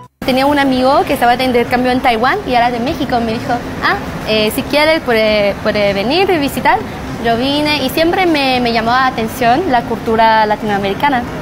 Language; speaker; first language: Spanish; non-native, fluent; Chinese